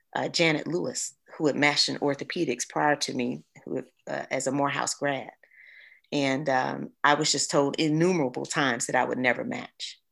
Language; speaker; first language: English; native; English